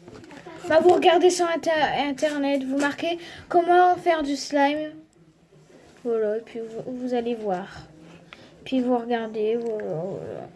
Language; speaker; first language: French; native; French